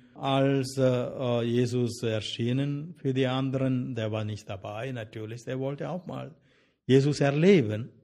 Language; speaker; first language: German; non-native, fluent; Malayalam